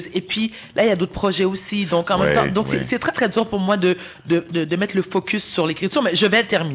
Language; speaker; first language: French; native; French